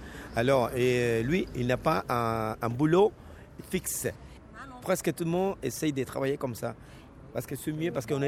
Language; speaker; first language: French; non-native, fluent; Spanish